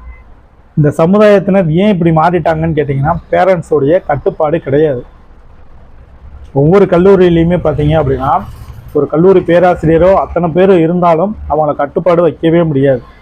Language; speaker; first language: Tamil; native; Tamil